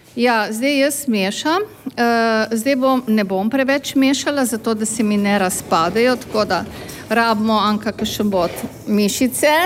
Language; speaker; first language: Slovenian; native; Slovenian